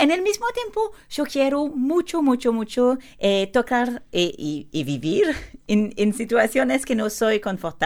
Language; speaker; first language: Spanish; non-native, learner; French